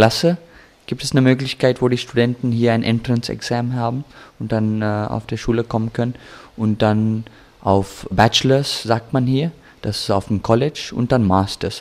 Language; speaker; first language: German; early bilingual, heritage; German